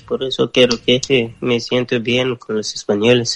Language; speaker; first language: Spanish; non-native, learner; Persian